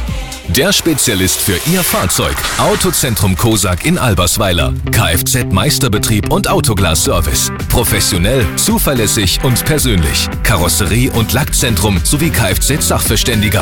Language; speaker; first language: German; native; German